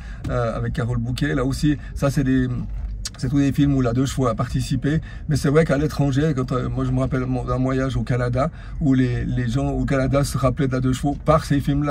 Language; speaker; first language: French; native; French